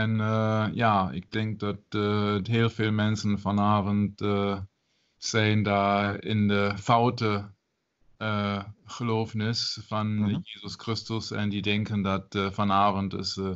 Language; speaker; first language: Dutch; non-native, learner; German